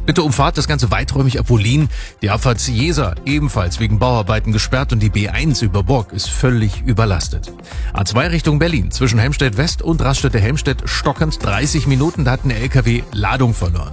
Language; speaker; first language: German; native; German